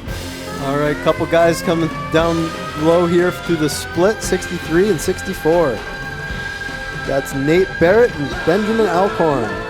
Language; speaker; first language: English; native; English